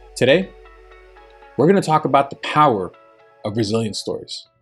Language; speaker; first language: English; early bilingual, other home language; Spanish